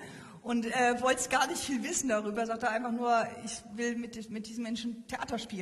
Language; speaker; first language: German; native; German